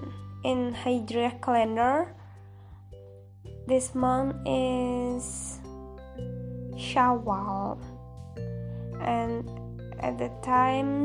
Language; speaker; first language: English; non-native, learner; Indonesian